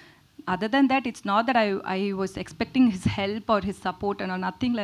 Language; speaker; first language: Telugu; non-native, fluent; Tamil